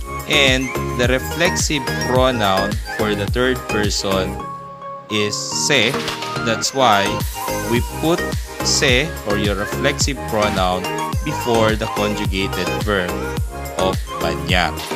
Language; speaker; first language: English; non-native, local second language; Filipino